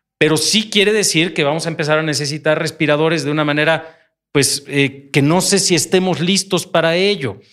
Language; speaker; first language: Spanish; native; Spanish